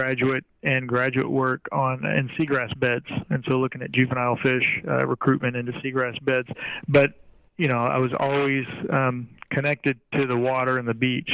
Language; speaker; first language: English; native; English